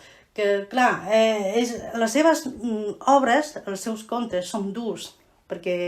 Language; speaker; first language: Catalan; non-native, fluent; Chinese